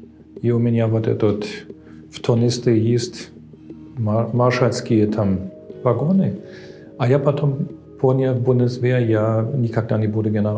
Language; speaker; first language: Russian; non-native, fluent; German